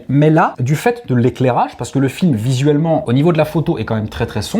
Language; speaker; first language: French; native; French